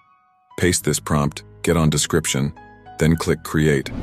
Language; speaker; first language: English; non-native, learner; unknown